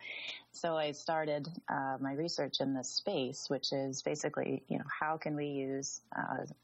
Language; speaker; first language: English; native; English